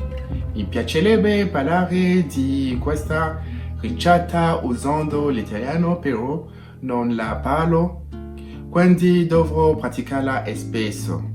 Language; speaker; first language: Italian; non-native, learner; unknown